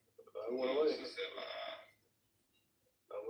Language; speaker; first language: English; native; English